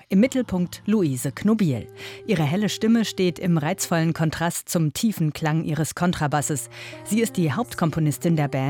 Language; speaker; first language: German; native; German